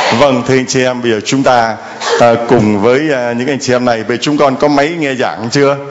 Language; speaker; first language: Vietnamese; native; Vietnamese